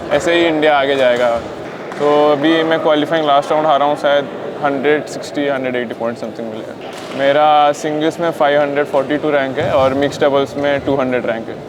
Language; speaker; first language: Hindi; non-native, local second language; Odia